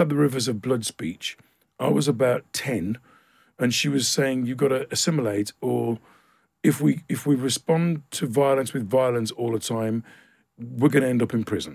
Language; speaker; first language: English; native; English